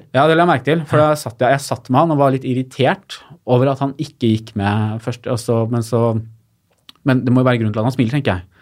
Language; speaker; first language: Norwegian; native; Norwegian